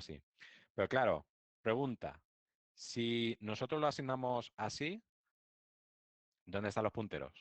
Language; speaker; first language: Spanish; native; Spanish